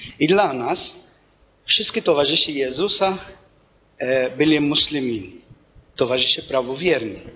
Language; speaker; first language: Polish; non-native, fluent; Arabic